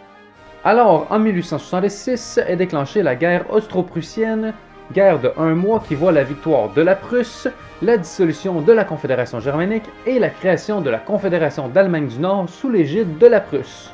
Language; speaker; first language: French; native; French